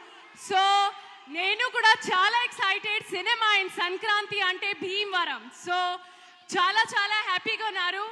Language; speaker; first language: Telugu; non-native, learner; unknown